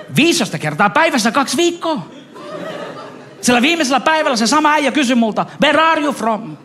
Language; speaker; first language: Finnish; native; Finnish